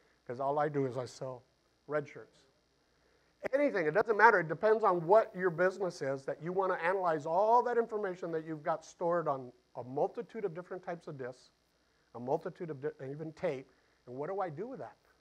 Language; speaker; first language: English; early bilingual, other home language; Spanish